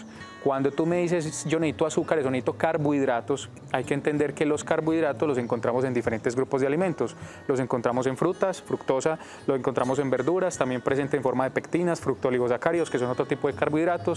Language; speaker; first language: Spanish; native; Spanish